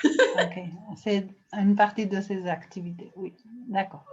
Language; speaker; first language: French; non-native, fluent; Spanish